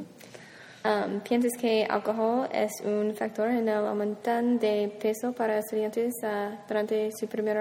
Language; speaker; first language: Spanish; non-native, learner; English